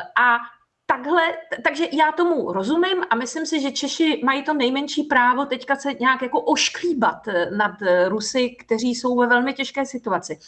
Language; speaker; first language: Czech; native; Czech